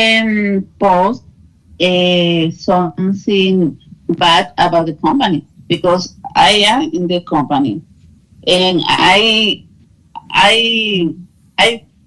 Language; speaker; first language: English; non-native, learner; Spanish